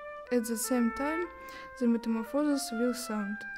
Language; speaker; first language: English; non-native, learner; Russian